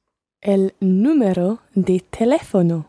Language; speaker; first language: Spanish; non-native, learner; English